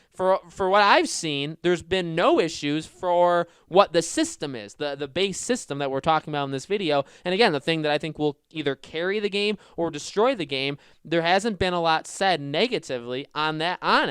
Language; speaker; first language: English; native; English